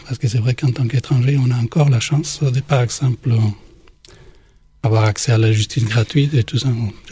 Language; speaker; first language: French; non-native, fluent; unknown